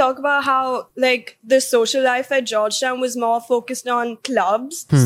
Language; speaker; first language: English; non-native, local second language; Hindi